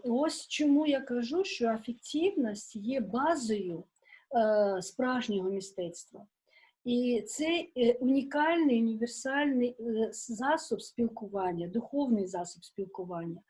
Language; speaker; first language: Ukrainian; non-native, local second language; Russian